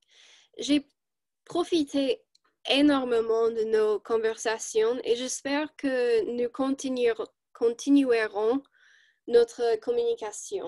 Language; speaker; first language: French; non-native, learner; English